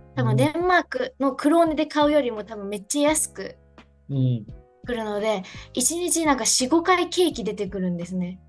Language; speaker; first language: Japanese; native; Japanese